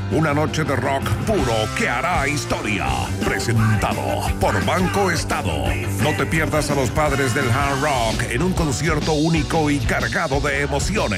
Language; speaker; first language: Spanish; native; Spanish